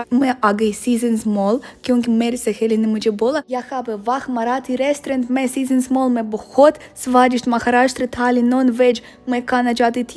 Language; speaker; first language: Hindi; non-native, learner; Russian